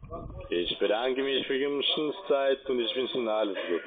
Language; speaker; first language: German; non-native, fluent; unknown